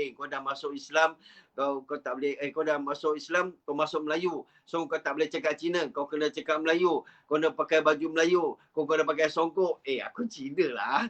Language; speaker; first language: Malay; non-native, local second language; Chinese